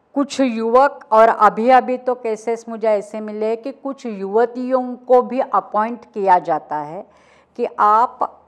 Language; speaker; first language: Hindi; non-native, local second language; Marathi